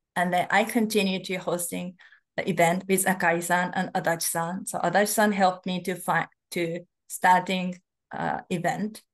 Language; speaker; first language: English; non-native, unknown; Japanese